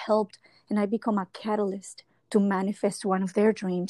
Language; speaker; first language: English; non-native, fluent; Spanish